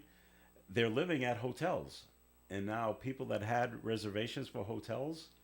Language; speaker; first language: English; native; English